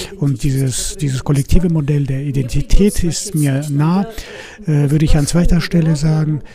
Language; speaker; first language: German; non-native, fluent; Russian